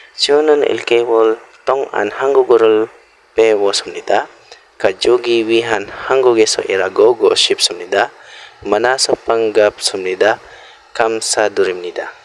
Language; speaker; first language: Korean; non-native, learner; Filipino